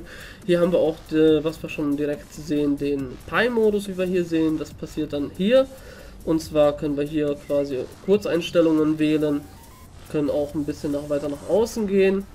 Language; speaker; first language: German; native; German